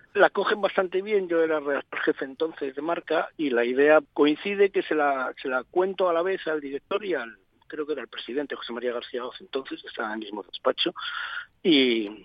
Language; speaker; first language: Spanish; native; Spanish